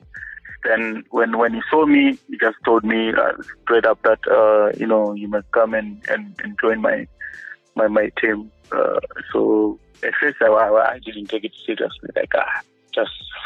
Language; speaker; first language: English; non-native, local second language; Shona